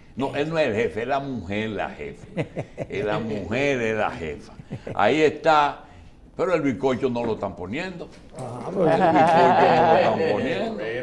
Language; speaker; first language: Spanish; native; Spanish